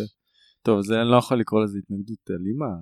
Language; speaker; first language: Hebrew; native; Hebrew